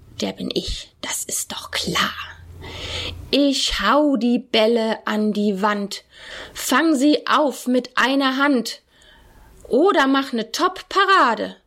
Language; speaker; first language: German; native; German